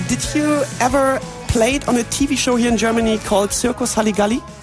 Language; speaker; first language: English; non-native, fluent; German